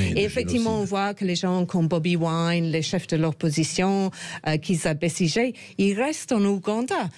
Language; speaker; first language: French; non-native, fluent; English